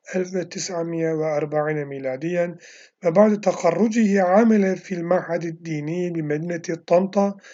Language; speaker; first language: Arabic; non-native, fluent; Turkish